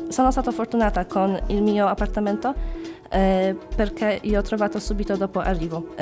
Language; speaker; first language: Italian; non-native, learner; Polish